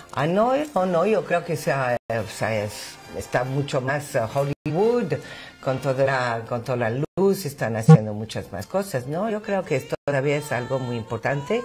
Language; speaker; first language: Spanish; non-native, fluent; English